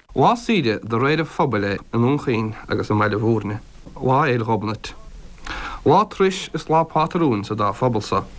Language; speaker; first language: Irish; native; Irish